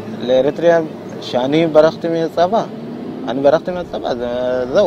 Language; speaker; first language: Hebrew; non-native, learner; Tigrinya